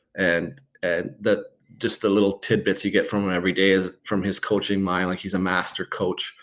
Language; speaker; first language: English; native; English